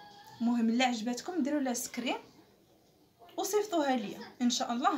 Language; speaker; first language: Arabic; native; Arabic